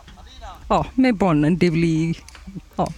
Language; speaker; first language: Swedish; non-native, learner; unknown